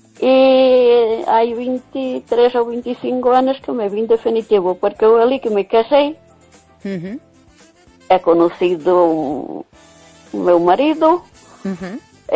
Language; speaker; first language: Spanish; non-native, learner; Portuguese